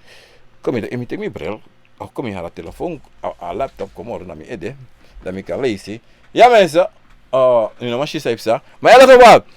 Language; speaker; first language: Dutch; non-native, local second language; Sranan Tongo